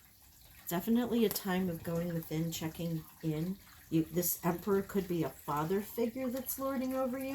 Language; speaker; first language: English; native; English